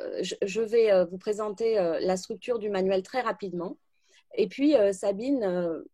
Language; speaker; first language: French; native; French